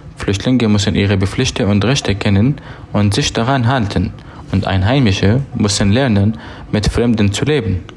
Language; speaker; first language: German; non-native, fluent; Arabic